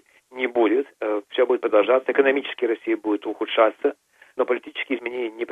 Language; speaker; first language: Russian; native; Russian